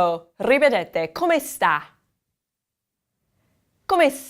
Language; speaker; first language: Italian; non-native, fluent; English